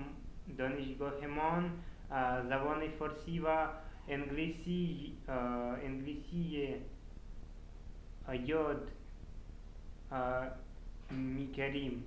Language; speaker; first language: Persian; non-native, learner; Russian